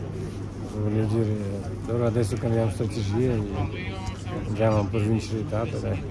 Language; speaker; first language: Italian; non-native, learner; Russian